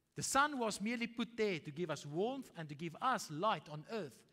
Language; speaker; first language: English; non-native, local second language; Afrikaans